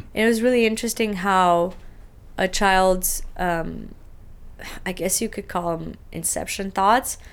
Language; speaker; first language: English; non-native, fluent; Romanian